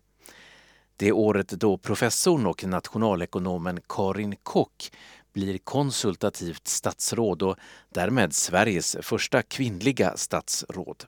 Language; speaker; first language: Swedish; native; Swedish